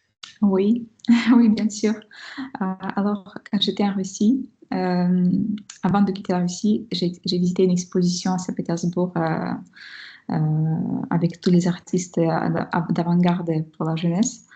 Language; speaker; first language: French; non-native, fluent; Russian